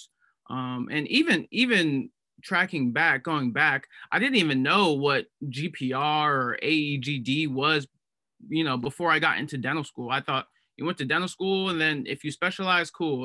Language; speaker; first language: English; native; English